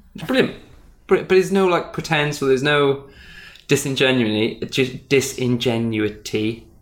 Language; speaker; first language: English; native; English